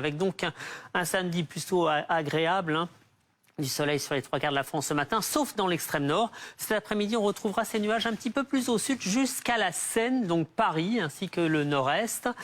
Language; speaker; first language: French; native; French